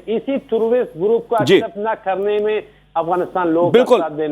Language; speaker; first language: Hindi; non-native, learner; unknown